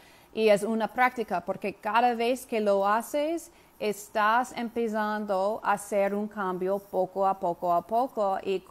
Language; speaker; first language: Spanish; non-native, fluent; English